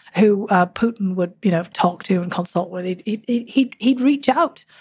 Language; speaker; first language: English; native; English